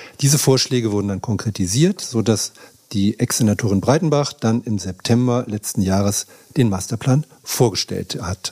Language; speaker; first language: German; native; German